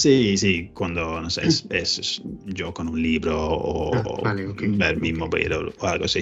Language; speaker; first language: Spanish; non-native, learner; English